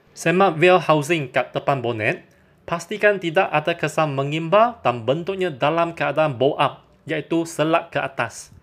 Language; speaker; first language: Malay; non-native, local second language; Chinese